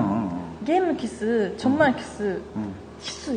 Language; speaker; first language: Korean; non-native, learner; Japanese